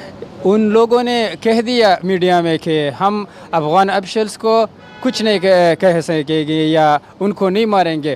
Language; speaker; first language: Hindi; non-native, learner; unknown